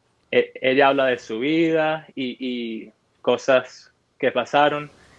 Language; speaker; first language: Spanish; early bilingual, heritage; Spanish